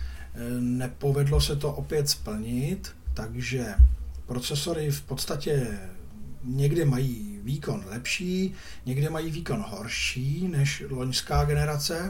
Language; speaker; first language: Czech; native; Czech